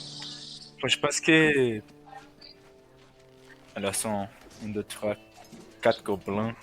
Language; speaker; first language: French; non-native, learner; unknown